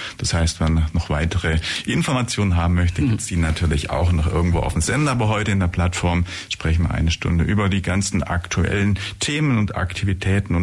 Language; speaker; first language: German; native; German